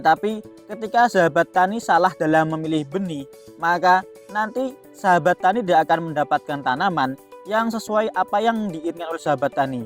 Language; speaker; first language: Indonesian; native; Indonesian